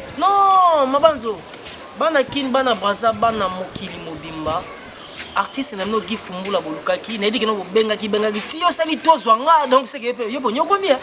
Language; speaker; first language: Lingala; native; Lingala